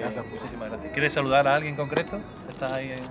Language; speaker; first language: Spanish; native; Spanish